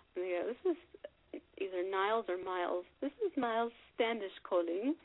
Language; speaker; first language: English; native; English